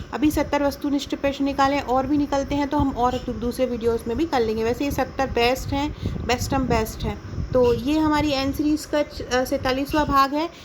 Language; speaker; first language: Hindi; native; Hindi